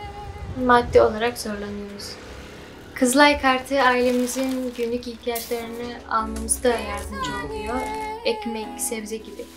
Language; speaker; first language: Turkish; early bilingual, other home language; Arabic